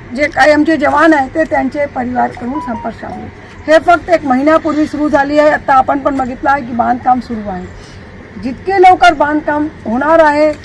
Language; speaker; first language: Marathi; non-native, local second language; Hindi